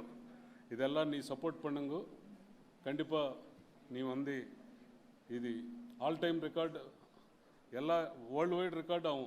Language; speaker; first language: Tamil; non-native, learner; Telugu